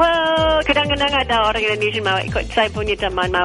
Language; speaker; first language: Indonesian; non-native, learner; English